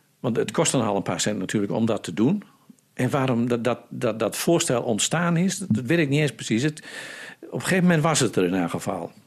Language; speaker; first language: Dutch; native; Dutch